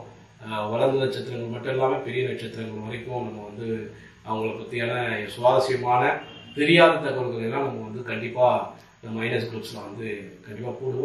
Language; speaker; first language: Tamil; native; Tamil